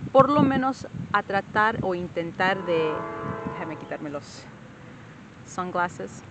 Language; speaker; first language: Spanish; early bilingual, other home language; English